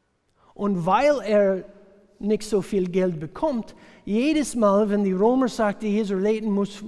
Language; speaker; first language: German; non-native, fluent; English